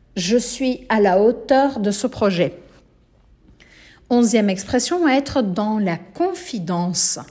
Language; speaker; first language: French; non-native, fluent; Portuguese